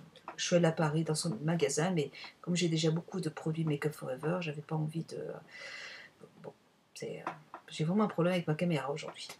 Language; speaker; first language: French; native; French